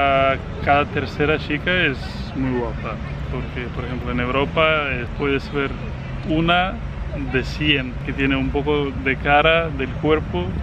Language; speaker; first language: Spanish; non-native, fluent; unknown